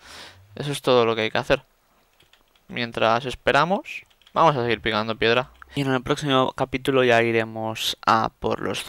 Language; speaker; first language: Spanish; native; Spanish